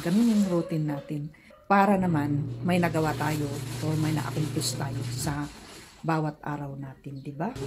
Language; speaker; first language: Filipino; non-native, local second language; Iloko